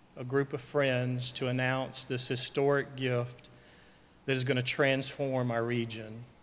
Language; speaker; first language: English; native; English